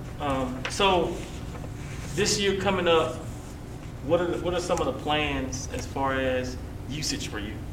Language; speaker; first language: English; native; English